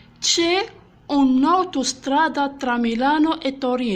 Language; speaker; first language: Italian; non-native, fluent; French